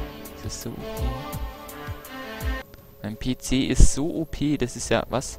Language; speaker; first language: German; native; German